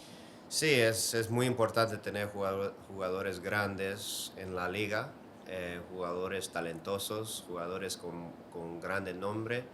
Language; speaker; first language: Spanish; early bilingual, heritage; English